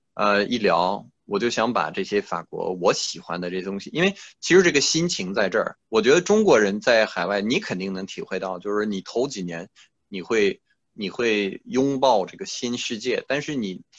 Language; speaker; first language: Chinese; non-native, fluent; French